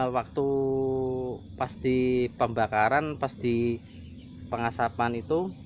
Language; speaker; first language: Indonesian; non-native, local second language; Javanese